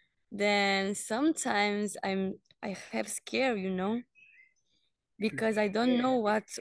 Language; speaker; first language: English; non-native, learner; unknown